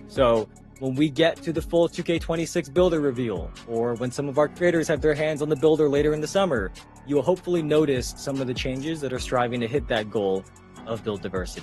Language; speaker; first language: English; native; English